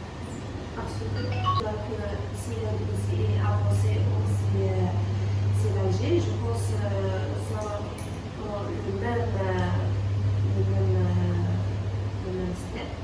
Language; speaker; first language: French; non-native, local second language; Arabic